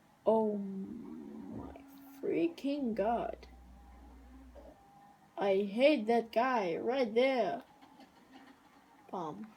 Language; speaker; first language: English; non-native, learner; Danish